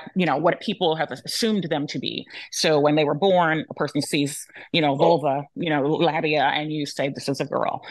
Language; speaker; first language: English; native; English